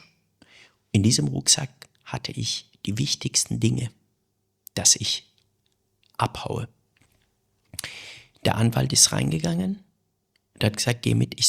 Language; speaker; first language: German; early bilingual, other home language; Persian